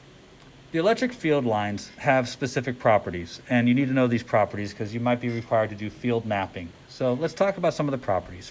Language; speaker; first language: English; native; English